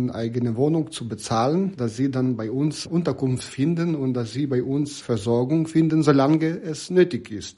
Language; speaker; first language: German; non-native, fluent; Ukrainian